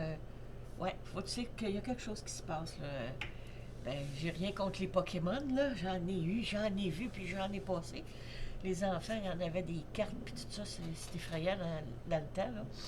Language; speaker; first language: French; native; French